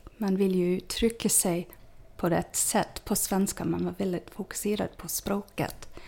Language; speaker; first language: Swedish; non-native, fluent; English